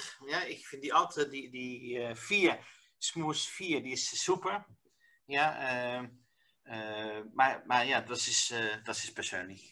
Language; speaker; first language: German; non-native, learner; Dutch